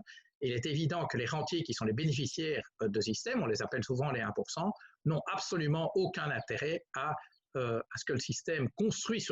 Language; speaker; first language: French; native; French